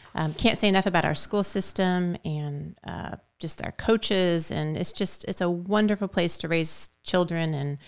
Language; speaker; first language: English; native; English